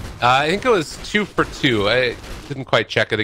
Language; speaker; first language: English; native; English